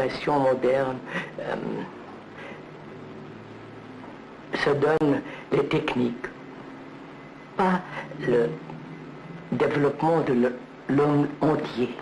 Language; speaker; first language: French; non-native, learner; Telugu